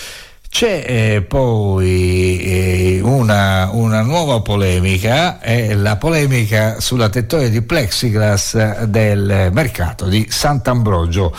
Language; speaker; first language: Italian; native; Italian